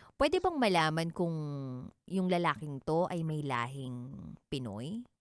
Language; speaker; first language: Filipino; native; Filipino